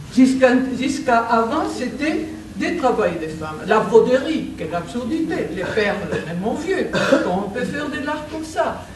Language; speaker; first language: French; non-native, fluent; Spanish